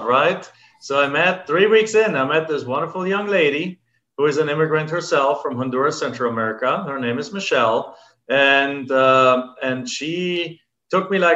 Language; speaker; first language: English; non-native, fluent; German